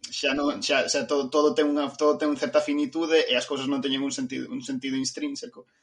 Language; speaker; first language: Galician; non-native, local second language; Spanish